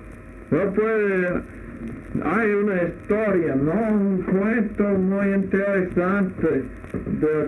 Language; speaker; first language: Spanish; non-native, learner; English